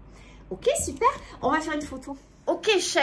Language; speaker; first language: French; native; French